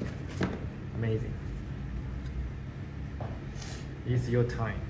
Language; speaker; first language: English; non-native, learner; Chinese